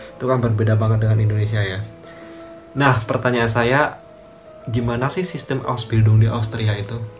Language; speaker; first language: Indonesian; native; Indonesian